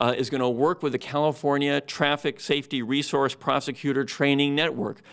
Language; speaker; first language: English; native; English